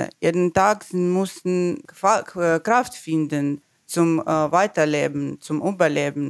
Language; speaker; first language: German; non-native, learner; Ukrainian